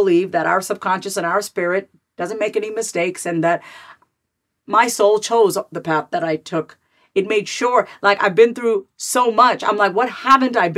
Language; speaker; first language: English; native; English